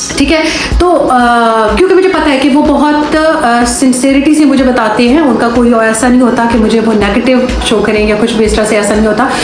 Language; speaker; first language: Urdu; native; Urdu